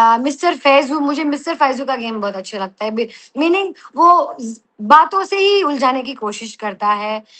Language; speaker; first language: Hindi; non-native, local second language; Telugu